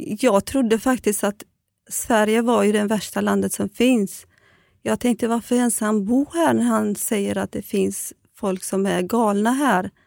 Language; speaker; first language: Swedish; non-native, fluent; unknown